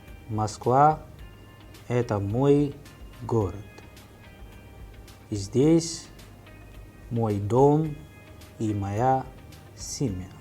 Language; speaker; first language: Russian; non-native, fluent; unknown